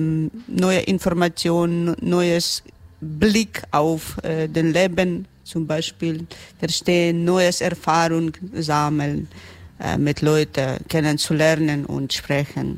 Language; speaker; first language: German; non-native, learner; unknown